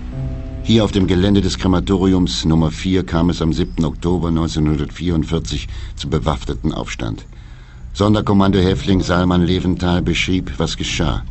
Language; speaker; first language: German; native; German